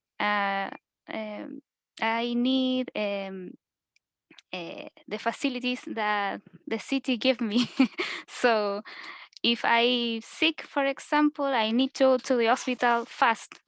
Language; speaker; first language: English; non-native, learner; Spanish